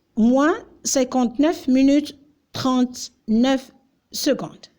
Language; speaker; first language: French; non-native, local second language; Arabic